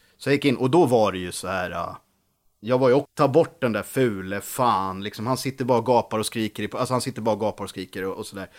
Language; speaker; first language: Swedish; native; Swedish